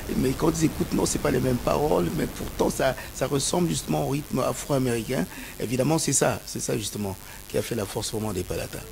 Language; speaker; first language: French; non-native, local second language; Kongo